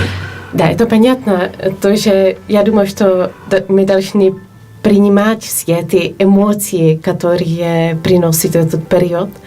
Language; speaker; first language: Russian; non-native, fluent; Polish